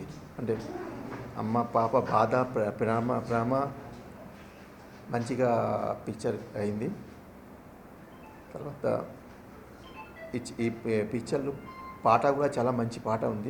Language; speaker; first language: Telugu; non-native, local second language; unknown